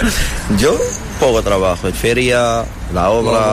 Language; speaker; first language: Spanish; non-native, learner; Arabic